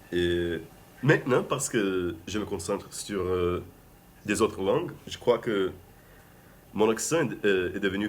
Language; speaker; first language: French; non-native, fluent; Portuguese